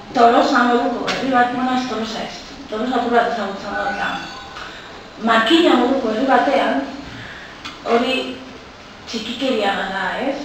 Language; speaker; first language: Basque; non-native, local second language; Spanish